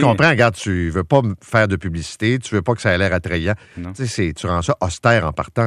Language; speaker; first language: French; native; French